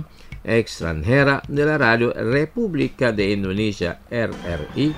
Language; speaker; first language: Spanish; non-native, fluent; Indonesian